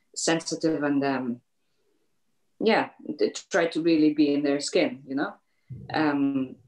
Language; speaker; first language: English; native; English